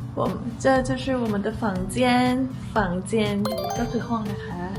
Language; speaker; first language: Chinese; non-native, learner; Thai